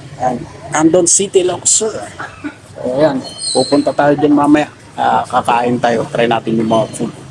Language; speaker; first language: Filipino; non-native, local second language; Iloko